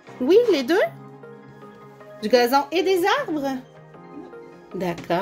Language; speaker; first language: French; native; French